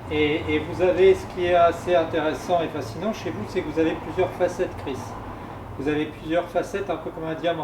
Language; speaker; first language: French; native; French